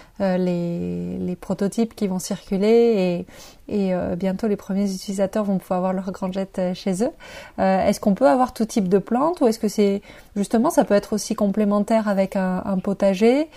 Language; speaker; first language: French; native; French